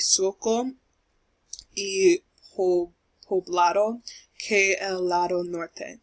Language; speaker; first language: Spanish; non-native, learner; English